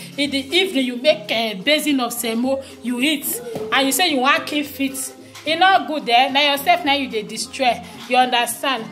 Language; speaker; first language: Nigerian Pidgin; native; Nigerian Pidgin